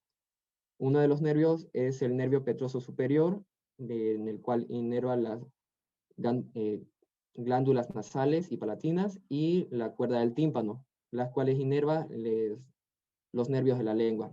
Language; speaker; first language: Spanish; native; Spanish